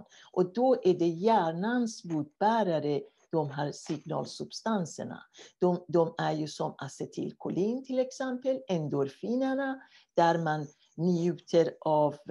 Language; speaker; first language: Swedish; non-native, fluent; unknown